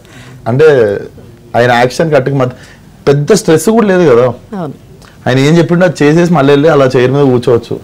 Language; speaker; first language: Telugu; native; Telugu